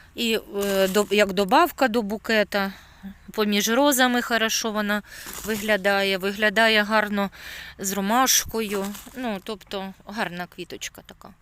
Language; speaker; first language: Ukrainian; non-native, local second language; Russian